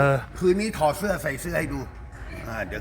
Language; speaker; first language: Thai; native; Thai